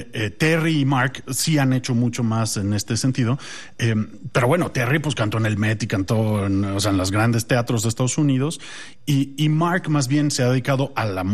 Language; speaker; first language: Spanish; native; Spanish